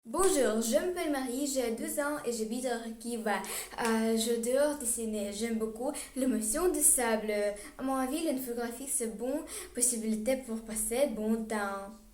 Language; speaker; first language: French; non-native, learner; Russian